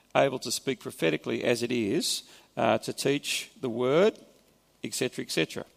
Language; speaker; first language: English; native; English